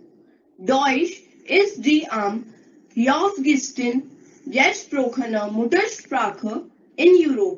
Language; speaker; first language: German; non-native, learner; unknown